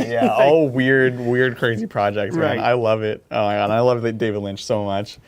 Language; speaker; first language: English; native; English